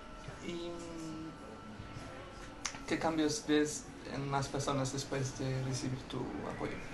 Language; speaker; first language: Spanish; non-native, learner; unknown